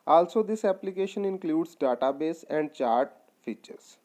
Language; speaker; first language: English; non-native, local second language; Punjabi